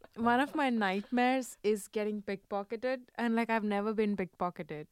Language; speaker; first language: English; non-native, local second language; Hindi